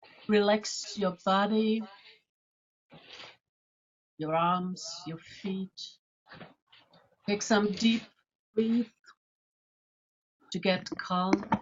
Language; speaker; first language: English; non-native, fluent; German